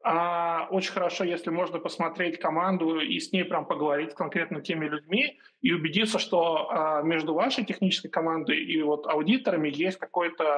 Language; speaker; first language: Russian; native; Russian